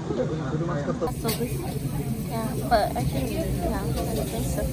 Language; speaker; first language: English; non-native, learner; Korean